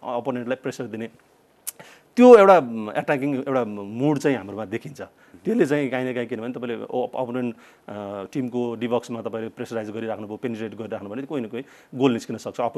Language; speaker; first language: Nepali; native; Nepali